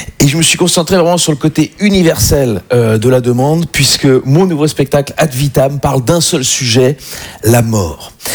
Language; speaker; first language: French; native; French